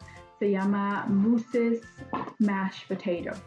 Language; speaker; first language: Spanish; early bilingual, other home language; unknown